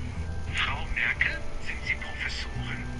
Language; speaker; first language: German; non-native, learner; English